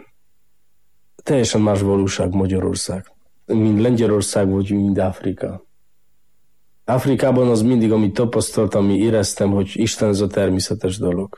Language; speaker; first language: Hungarian; non-native, fluent; Polish